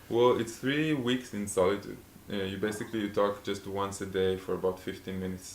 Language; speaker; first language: English; non-native, fluent; Hebrew